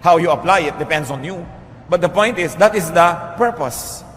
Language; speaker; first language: English; non-native, local second language; Filipino